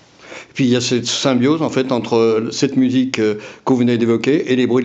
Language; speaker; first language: French; native; French